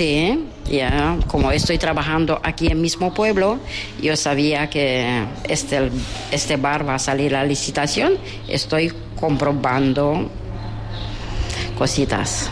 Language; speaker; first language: Spanish; non-native, learner; Romanian